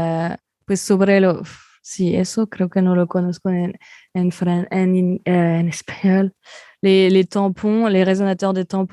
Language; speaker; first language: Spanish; non-native, fluent; French